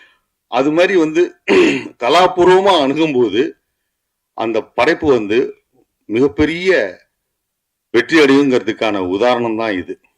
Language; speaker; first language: Tamil; native; Tamil